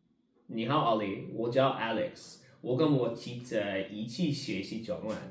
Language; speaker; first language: Chinese; non-native, learner; English